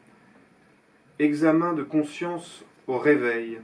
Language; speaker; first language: French; native; French